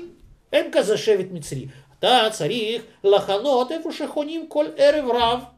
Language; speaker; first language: Hebrew; non-native, fluent; Russian